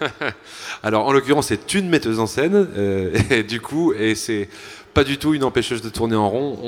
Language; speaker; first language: French; native; French